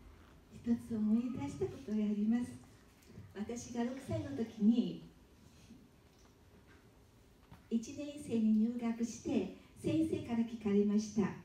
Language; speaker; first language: Japanese; early bilingual, heritage; Japanese